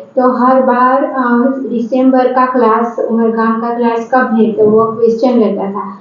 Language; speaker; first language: Hindi; early bilingual, heritage; Hindi